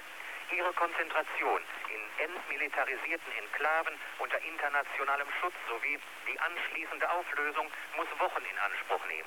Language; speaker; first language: German; native; German